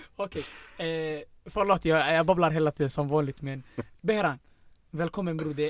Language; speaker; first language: Swedish; non-native, fluent; Somali